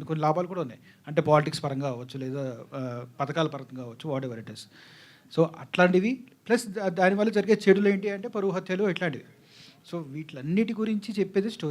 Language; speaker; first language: Telugu; native; Telugu